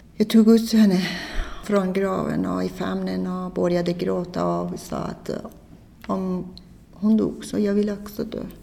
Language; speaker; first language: Swedish; non-native, fluent; Persian